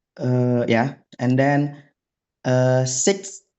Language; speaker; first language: English; non-native, learner; Indonesian